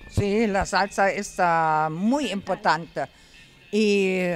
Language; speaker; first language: Spanish; native; Spanish